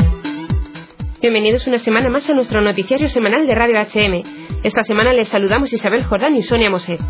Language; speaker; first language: Spanish; native; Spanish